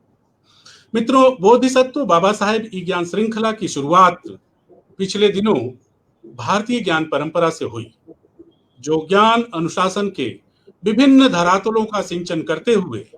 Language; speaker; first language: Hindi; native; Hindi